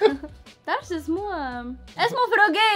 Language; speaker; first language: Arabic; native; Arabic